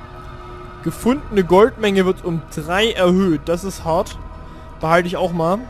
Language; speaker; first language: German; native; German